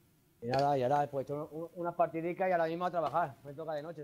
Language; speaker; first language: Spanish; native; Spanish